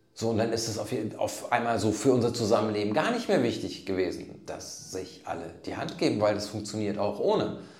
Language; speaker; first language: German; native; German